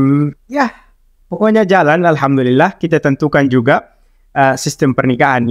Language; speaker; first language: Indonesian; non-native, local second language; Arabic